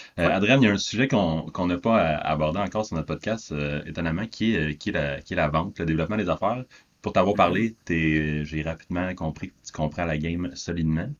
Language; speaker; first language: French; native; French